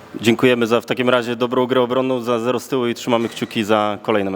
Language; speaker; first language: Polish; native; Polish